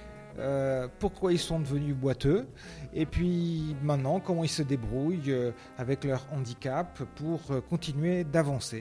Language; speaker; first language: French; native; French